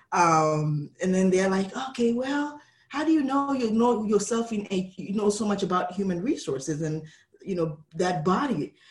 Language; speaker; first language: English; non-native, local second language; Kikuyu